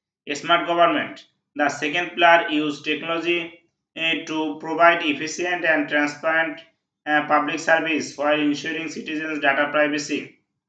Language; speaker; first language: English; non-native, local second language; Bangla